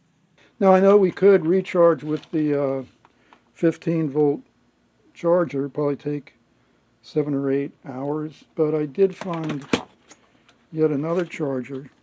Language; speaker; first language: English; native; English